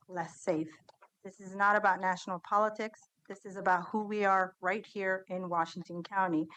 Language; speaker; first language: English; early bilingual, other home language; Somali